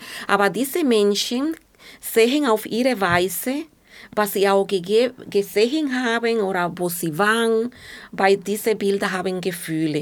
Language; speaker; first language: German; non-native, fluent; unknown